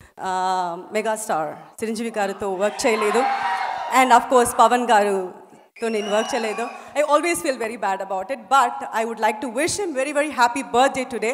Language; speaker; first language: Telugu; non-native, fluent; Tamil